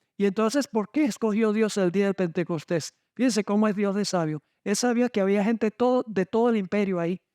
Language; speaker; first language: Spanish; non-native, fluent; English